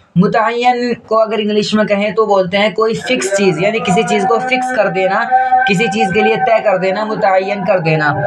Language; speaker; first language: Urdu; native; Urdu